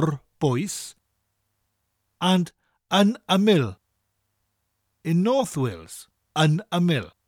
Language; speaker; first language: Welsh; non-native, fluent; English